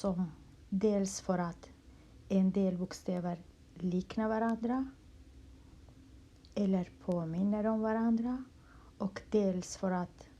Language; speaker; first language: Swedish; non-native, local second language; Kurdish